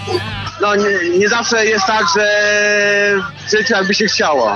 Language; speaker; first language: Polish; early bilingual, heritage; Polish